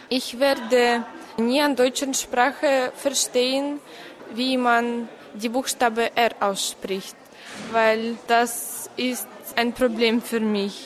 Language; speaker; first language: German; non-native, fluent; Russian